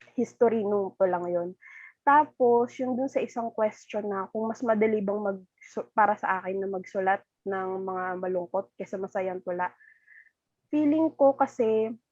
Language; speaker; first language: Filipino; native; Filipino